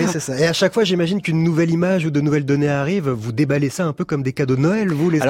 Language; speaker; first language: French; native; French